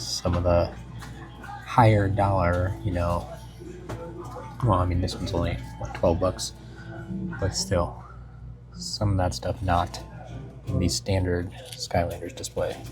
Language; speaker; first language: English; native; English